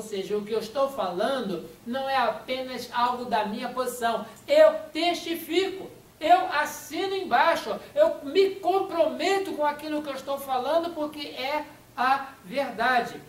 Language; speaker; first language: Portuguese; native; Portuguese